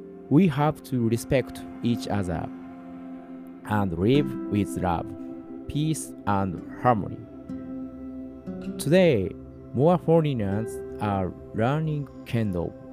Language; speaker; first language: English; non-native, fluent; Japanese